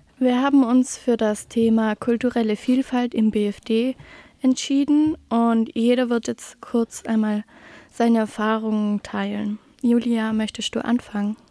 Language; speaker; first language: German; native; German